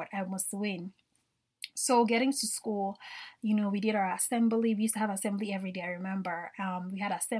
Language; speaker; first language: English; non-native, local second language; Yoruba